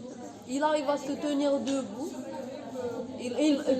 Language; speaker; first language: French; non-native, local second language; Arabic